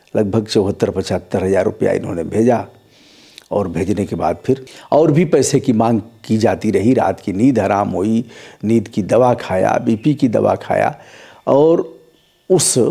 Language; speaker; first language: Hindi; native; Hindi